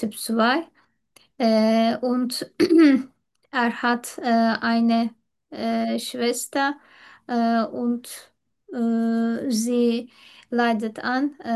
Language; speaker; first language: German; non-native, learner; Turkish